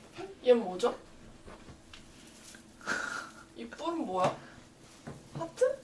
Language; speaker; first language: Korean; native; Korean